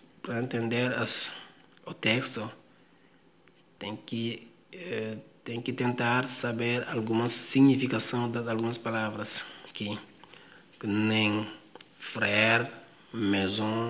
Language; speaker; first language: Portuguese; non-native, fluent; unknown